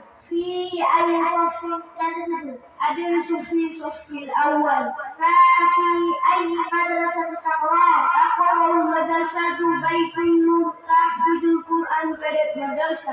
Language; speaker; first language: Arabic; non-native, learner; Bangla